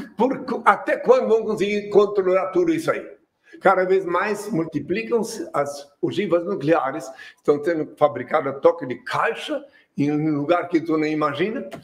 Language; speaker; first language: Portuguese; non-native, fluent; French